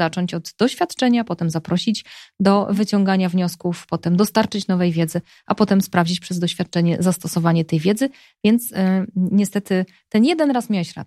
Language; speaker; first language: Polish; native; Polish